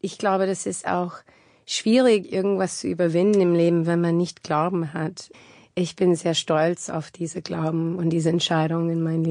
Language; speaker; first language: German; non-native, fluent; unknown